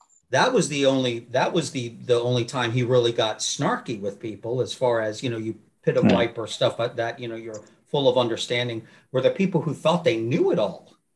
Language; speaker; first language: English; native; English